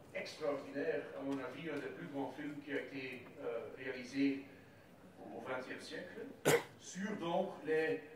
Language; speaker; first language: French; non-native, local second language; Dutch